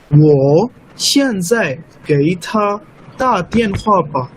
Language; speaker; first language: Chinese; non-native, fluent; Urdu